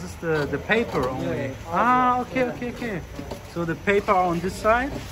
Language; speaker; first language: English; non-native, fluent; German